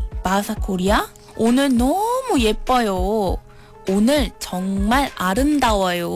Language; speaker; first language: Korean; non-native, fluent; Malay